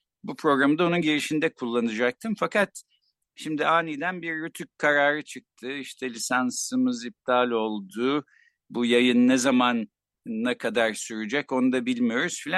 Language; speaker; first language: Turkish; native; Turkish